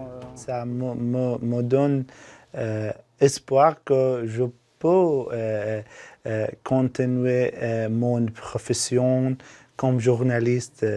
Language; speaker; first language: French; non-native, learner; Arabic